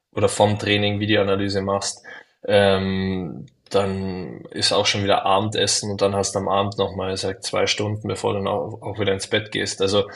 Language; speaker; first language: German; native; German